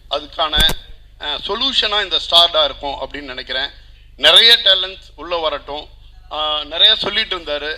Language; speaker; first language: Tamil; native; Tamil